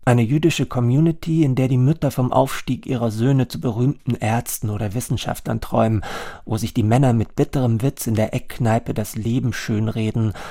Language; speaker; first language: German; native; German